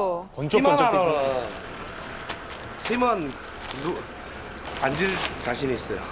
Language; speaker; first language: Korean; native; Korean